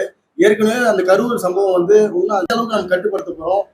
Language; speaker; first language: Tamil; native; Tamil